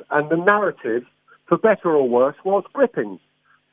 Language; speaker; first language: English; native; English